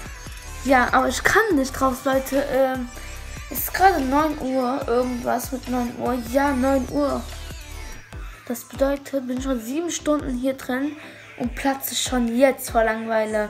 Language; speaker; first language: German; early bilingual, other home language; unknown